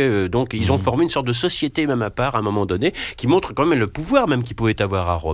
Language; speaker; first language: French; native; French